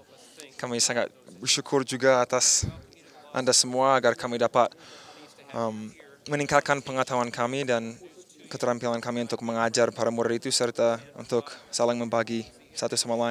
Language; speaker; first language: Indonesian; non-native, fluent; English